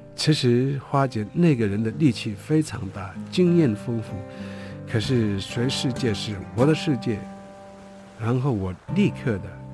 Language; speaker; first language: Chinese; non-native, local second language; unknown